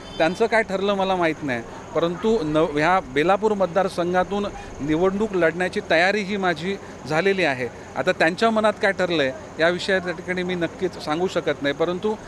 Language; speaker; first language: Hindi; non-native, local second language; Marathi